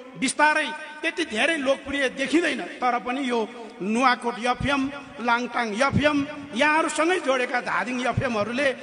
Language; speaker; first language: Nepali; non-native, local second language; Eastern Tamang